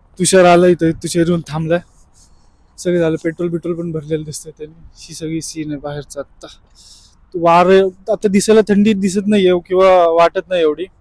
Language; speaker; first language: Marathi; native; Marathi